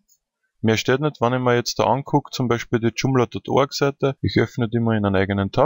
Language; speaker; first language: German; native; German